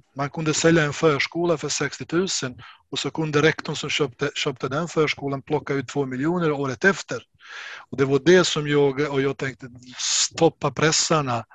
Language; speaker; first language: Swedish; non-native, fluent; Bosnian